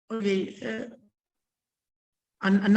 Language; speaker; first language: English; non-native, learner; Spanish